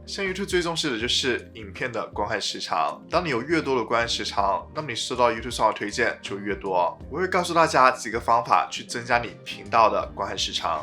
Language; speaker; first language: Chinese; native; Chinese